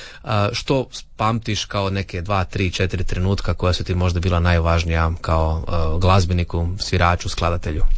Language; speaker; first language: Serbian; native; Serbian